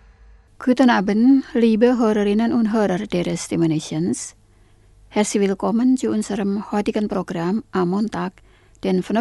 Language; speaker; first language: German; non-native, fluent; Indonesian